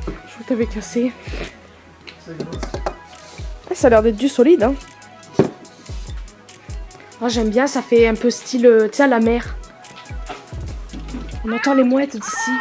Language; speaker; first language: French; native; French